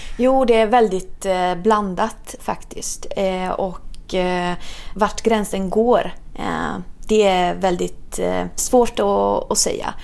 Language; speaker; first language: Swedish; non-native, fluent; Italian